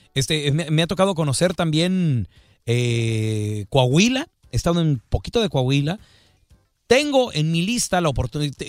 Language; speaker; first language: Spanish; native; Spanish